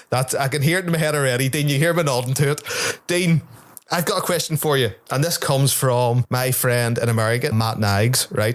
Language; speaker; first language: English; native; English